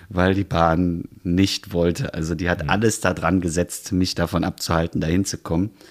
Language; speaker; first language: German; native; German